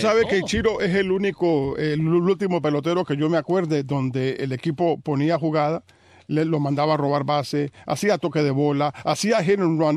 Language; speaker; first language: Spanish; native; Spanish